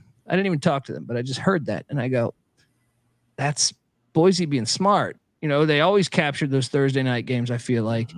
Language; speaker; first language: English; native; English